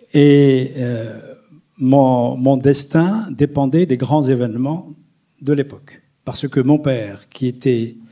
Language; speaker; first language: French; non-native, local second language; Arabic